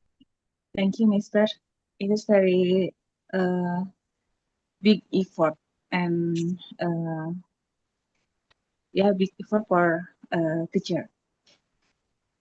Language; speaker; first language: English; non-native, learner; Indonesian